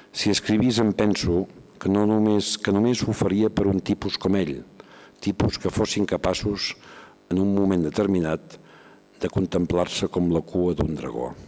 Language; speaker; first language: Catalan; native; Catalan